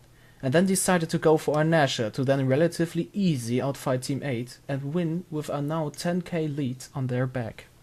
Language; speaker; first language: English; non-native, fluent; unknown